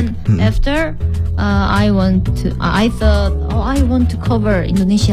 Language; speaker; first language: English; non-native, learner; Korean